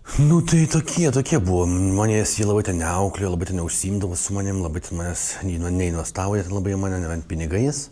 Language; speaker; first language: Lithuanian; native; Lithuanian